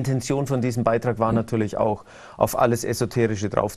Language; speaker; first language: German; native; German